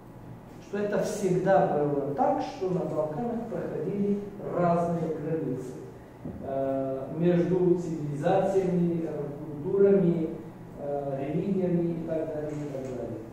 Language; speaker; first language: Russian; non-native, fluent; Bulgarian